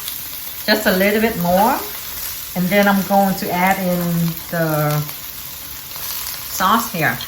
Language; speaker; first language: English; early bilingual, other home language; Vietnamese